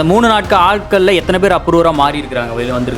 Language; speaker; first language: Tamil; native; Tamil